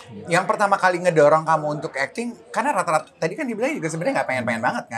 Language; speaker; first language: Indonesian; native; Indonesian